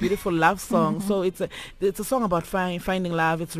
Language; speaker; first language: English; non-native, local second language; Swati